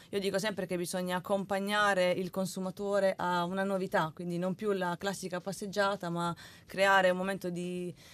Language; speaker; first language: Italian; native; Italian